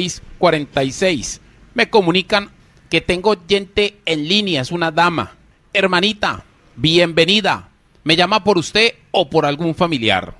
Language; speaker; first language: Spanish; native; Spanish